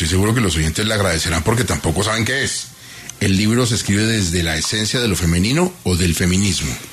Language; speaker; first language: Spanish; native; Spanish